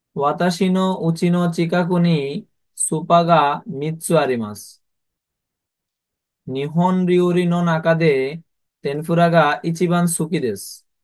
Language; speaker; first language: Japanese; non-native, fluent; Bangla